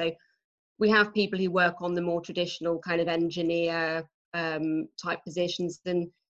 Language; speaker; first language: English; native; English